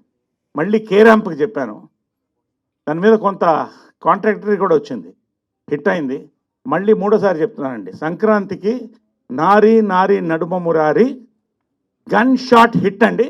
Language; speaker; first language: Telugu; native; Telugu